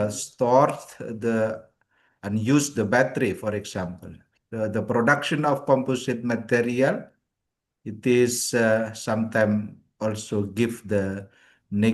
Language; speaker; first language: English; non-native, learner; Indonesian